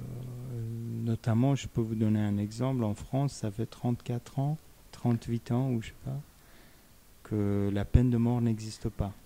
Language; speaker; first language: French; non-native, fluent; Persian